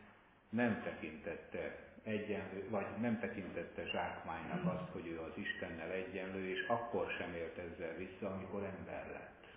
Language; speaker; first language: Hungarian; native; Hungarian